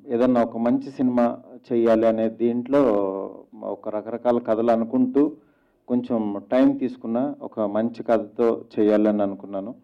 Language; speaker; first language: Telugu; native; Telugu